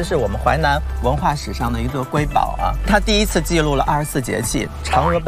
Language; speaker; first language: Chinese; native; Chinese